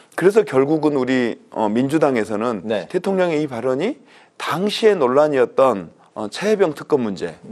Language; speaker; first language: Korean; native; Korean